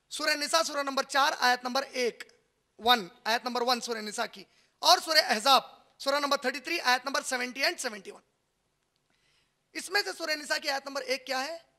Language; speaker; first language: Hindi; native; Hindi